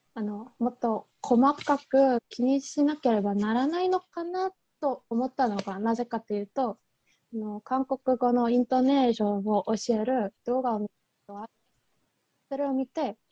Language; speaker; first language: Japanese; non-native, fluent; Korean